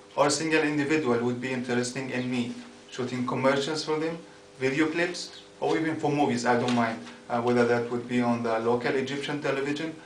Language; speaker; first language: English; non-native, fluent; Arabic